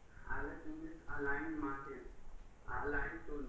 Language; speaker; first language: German; non-native, learner; Hindi